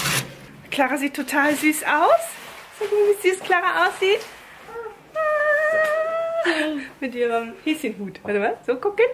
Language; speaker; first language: German; native; German